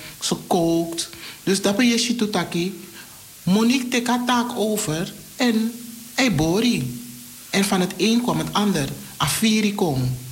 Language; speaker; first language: Dutch; native; Dutch